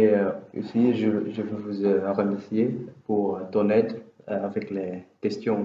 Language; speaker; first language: French; non-native, learner; Dutch